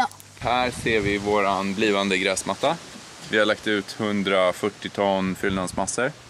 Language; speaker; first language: Swedish; native; Swedish